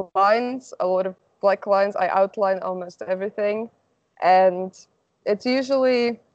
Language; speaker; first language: English; non-native, fluent; Slovak